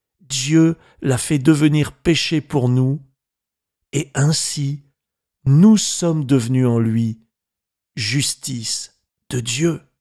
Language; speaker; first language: French; native; French